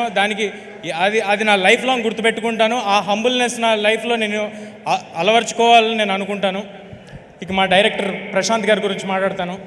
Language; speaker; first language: Telugu; native; Telugu